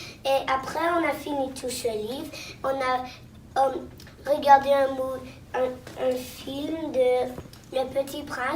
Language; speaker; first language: French; non-native, local second language; English